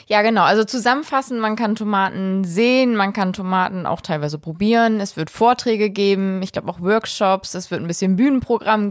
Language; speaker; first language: German; native; German